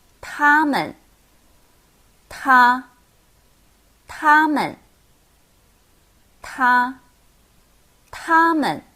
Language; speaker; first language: Chinese; non-native, fluent; Korean